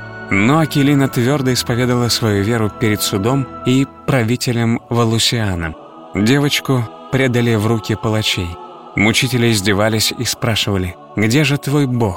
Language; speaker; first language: Russian; native; Russian